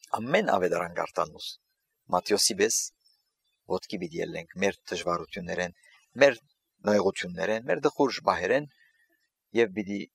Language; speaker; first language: Armenian; early bilingual, heritage; Armenian